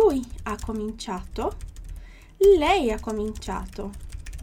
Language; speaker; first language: Italian; non-native, fluent; Portuguese